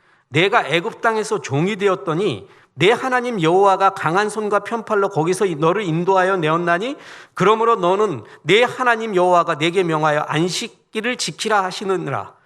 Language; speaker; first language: Korean; native; Korean